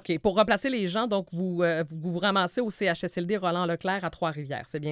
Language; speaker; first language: French; native; French